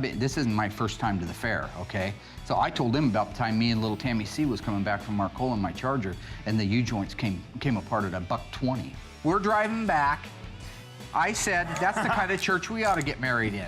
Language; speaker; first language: English; native; English